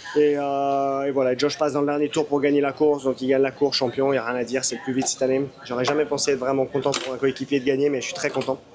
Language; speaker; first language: French; native; French